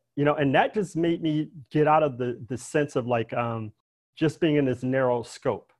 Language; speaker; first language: English; native; English